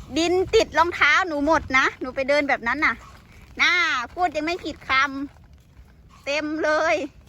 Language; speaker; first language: Thai; native; Thai